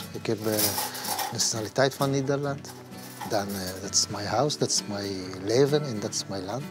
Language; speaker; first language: Dutch; non-native, learner; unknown